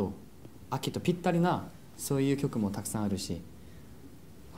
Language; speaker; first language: Japanese; non-native, fluent; Korean